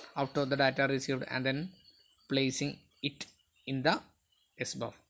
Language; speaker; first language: English; non-native, local second language; Malayalam